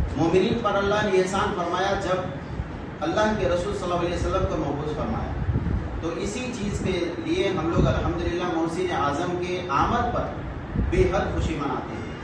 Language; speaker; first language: Urdu; native; Urdu